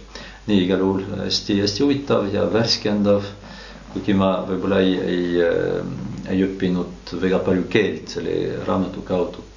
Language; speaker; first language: Estonian; non-native, fluent; French